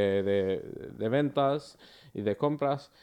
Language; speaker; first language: Spanish; early bilingual, other home language; Finnish